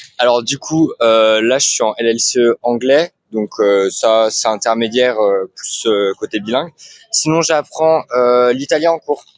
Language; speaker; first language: French; native; French